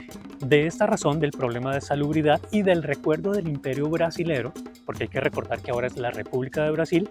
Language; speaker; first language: Spanish; native; Spanish